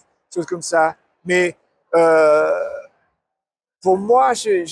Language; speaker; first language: French; non-native, learner; English